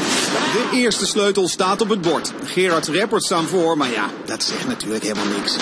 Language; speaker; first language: Dutch; native; Dutch